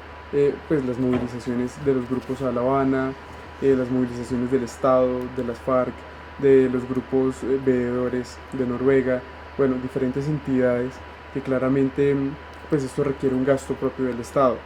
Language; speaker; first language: Spanish; native; Spanish